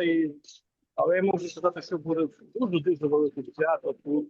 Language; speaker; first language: Ukrainian; non-native, local second language; Russian